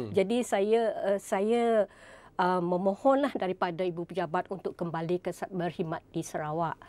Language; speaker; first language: Malay; non-native, local second language; Iban